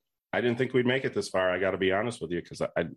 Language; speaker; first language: English; native; English